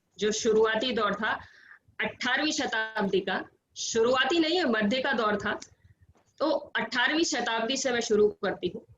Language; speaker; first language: Hindi; native; Hindi